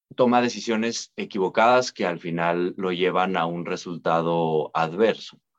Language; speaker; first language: Spanish; native; Spanish